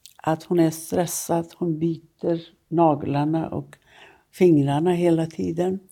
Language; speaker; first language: Swedish; non-native, fluent; Persian